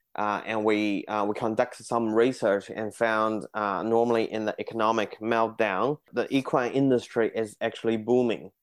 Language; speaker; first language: English; non-native, fluent; Chinese